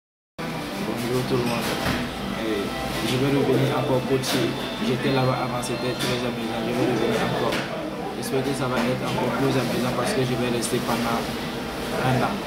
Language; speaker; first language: French; non-native, learner; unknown